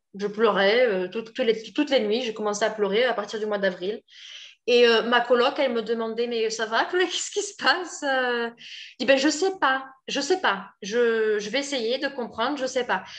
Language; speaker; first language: French; native; French